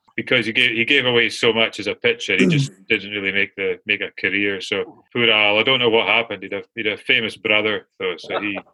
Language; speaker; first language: English; native; English